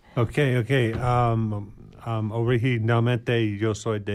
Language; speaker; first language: Spanish; non-native, learner; English